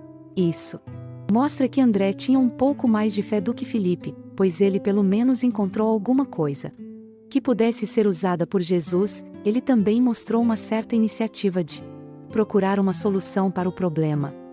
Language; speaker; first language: Portuguese; native; Portuguese